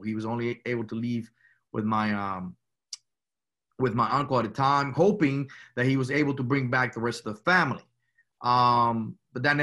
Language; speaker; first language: English; early bilingual, other home language; Spanish